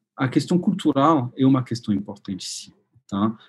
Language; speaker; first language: Portuguese; non-native, fluent; French